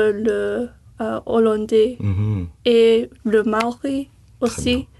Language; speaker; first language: French; non-native, fluent; English